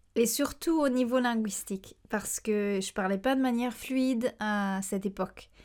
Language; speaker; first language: French; native; French